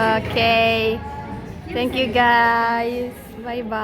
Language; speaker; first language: English; non-native, learner; Indonesian